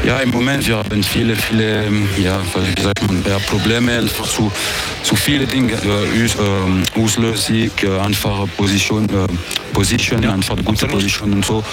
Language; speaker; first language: German; non-native, local second language; French